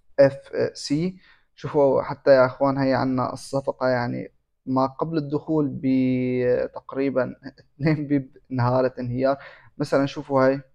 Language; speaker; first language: Arabic; native; Arabic